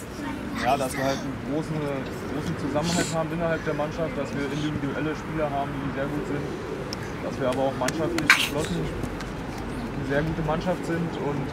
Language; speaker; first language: German; native; German